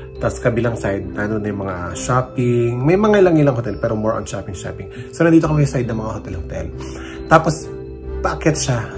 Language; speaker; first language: Filipino; native; Filipino